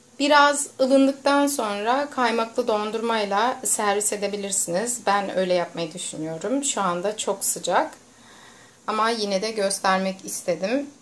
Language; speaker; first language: Turkish; non-native, fluent; Russian